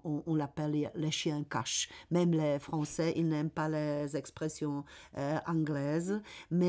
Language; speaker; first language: French; non-native, fluent; Czech